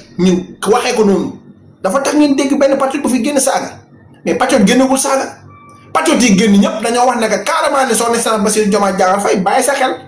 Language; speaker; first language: Wolof; non-native, local second language; Fula